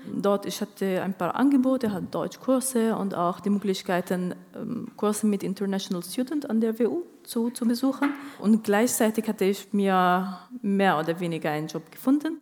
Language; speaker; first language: German; non-native, fluent; Arabic